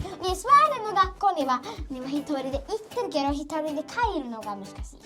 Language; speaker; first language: Japanese; early bilingual, heritage; Japanese